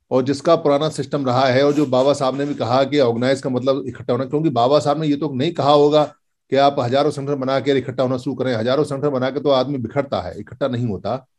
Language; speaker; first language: Hindi; native; Hindi